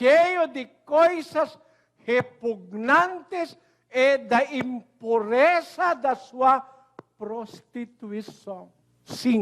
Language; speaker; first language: Portuguese; non-native, learner; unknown